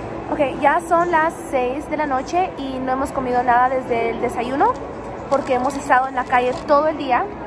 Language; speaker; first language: Spanish; early bilingual, heritage; Spanish